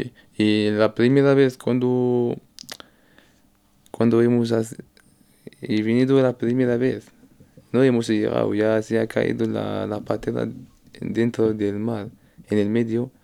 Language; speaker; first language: Spanish; non-native, learner; Arabic